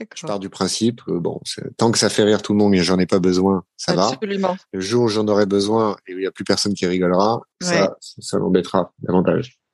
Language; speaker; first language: French; native; French